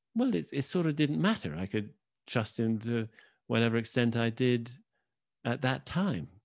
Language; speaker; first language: English; native; English